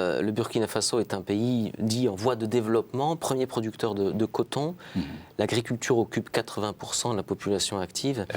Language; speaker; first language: French; native; French